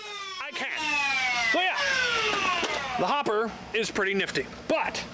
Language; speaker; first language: English; native; English